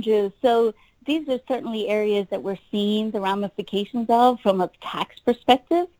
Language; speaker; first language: English; native; English